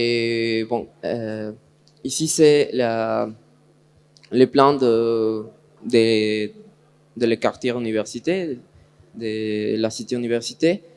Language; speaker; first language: French; non-native, learner; Spanish